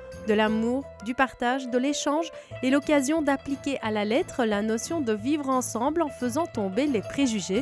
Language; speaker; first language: French; native; French